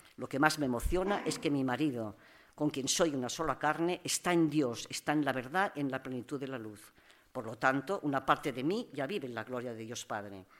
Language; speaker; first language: Spanish; non-native, local second language; Catalan